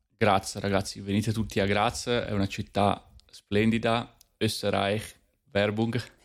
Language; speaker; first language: Italian; native; Italian